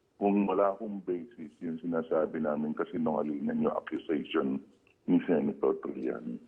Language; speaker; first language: Filipino; native; Filipino